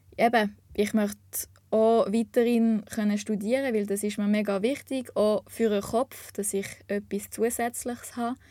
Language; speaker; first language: German; non-native, local second language; French